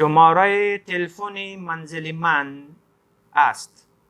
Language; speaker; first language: Persian; non-native, fluent; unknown